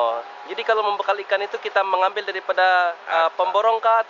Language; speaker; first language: Indonesian; non-native, local second language; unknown